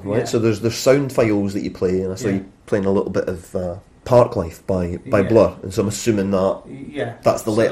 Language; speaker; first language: English; native; English